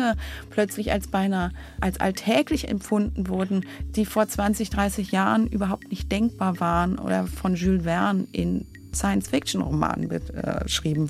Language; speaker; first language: German; native; German